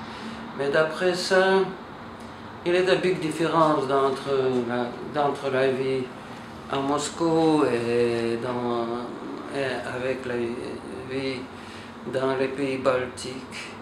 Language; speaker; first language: French; non-native, fluent; Russian